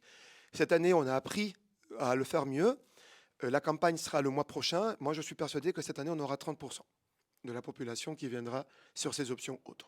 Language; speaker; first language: French; native; French